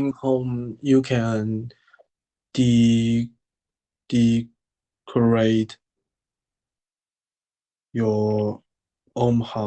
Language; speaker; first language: English; non-native, learner; Chinese